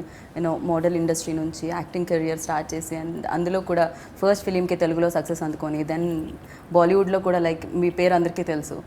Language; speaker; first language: Telugu; native; Telugu